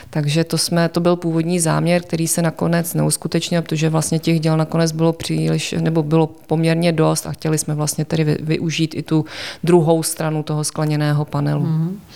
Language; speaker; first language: Czech; native; Czech